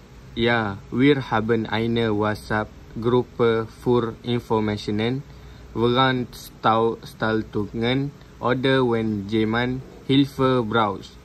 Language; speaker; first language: German; non-native, learner; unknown